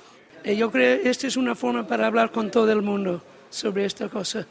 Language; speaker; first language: Spanish; non-native, learner; English